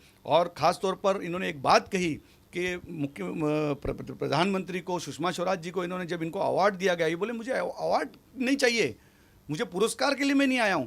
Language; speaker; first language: Hindi; native; Hindi